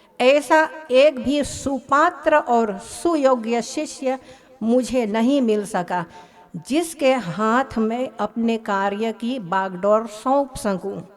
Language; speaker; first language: Hindi; early bilingual, heritage; Hindi